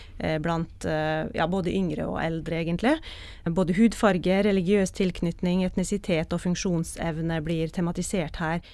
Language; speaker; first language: Norwegian; native; Norwegian